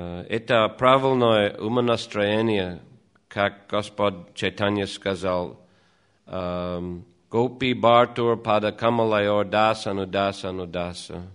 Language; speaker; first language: Russian; non-native, fluent; English